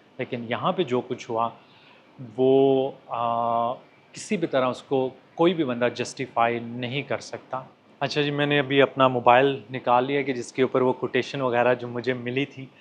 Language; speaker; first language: Urdu; non-native, local second language; Punjabi